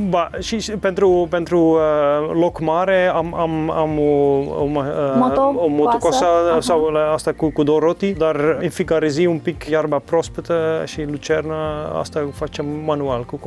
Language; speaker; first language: Romanian; non-native, learner; Dutch